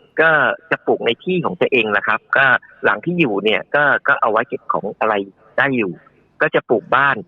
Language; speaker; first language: Thai; native; Thai